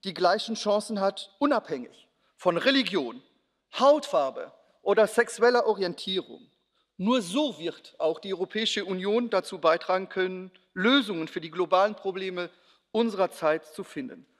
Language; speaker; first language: German; non-native, local second language; Luxembourgish